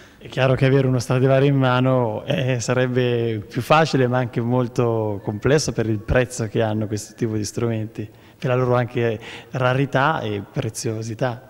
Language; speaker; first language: Italian; native; Italian